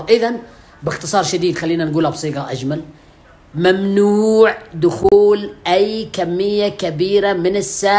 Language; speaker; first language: Arabic; native; Arabic